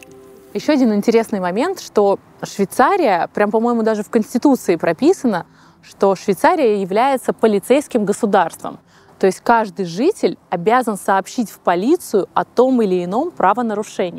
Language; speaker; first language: Russian; native; Russian